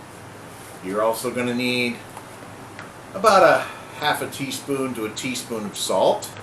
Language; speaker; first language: English; native; English